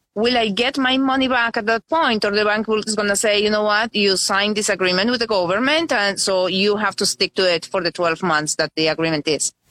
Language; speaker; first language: English; non-native, fluent; Spanish